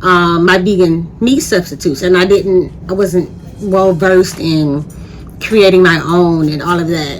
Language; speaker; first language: English; native; English